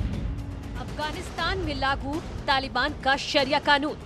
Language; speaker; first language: Hindi; native; Hindi